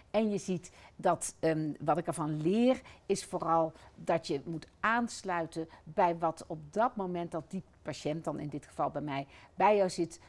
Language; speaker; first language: Dutch; native; Dutch